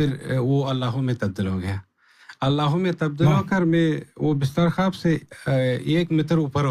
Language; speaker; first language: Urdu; non-native, learner; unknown